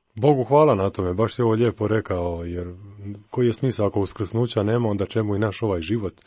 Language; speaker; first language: Croatian; native; Croatian